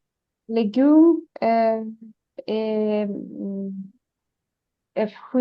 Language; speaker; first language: French; non-native, learner; Ukrainian